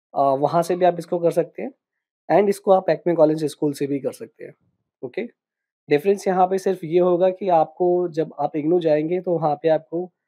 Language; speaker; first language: Hindi; native; Hindi